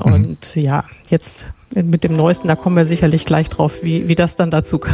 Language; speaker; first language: German; native; German